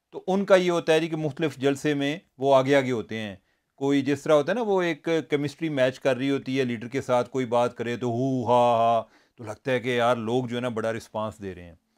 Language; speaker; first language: Urdu; non-native, local second language; Punjabi